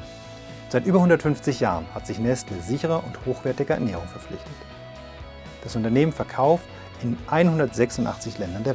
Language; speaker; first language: German; native; German